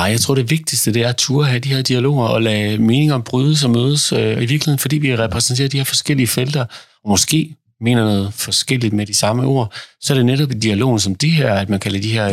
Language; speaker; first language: Danish; native; Danish